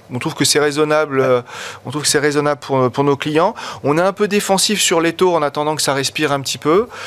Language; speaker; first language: French; native; French